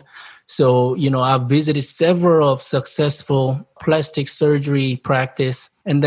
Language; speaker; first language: English; non-native, fluent; Korean